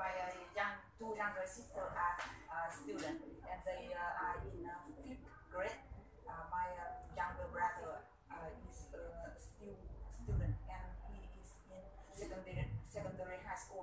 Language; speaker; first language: English; non-native, learner; Vietnamese